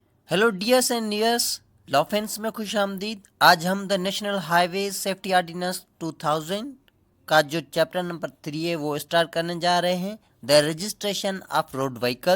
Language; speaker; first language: Urdu; native; Urdu